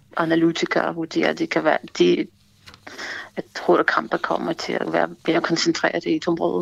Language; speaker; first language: Danish; non-native, fluent; Ukrainian